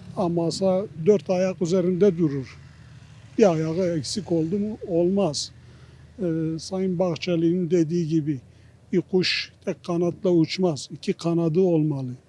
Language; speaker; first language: Turkish; non-native, local second language; Kurdish